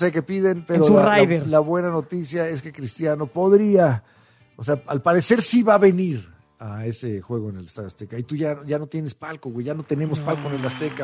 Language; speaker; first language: Spanish; native; Spanish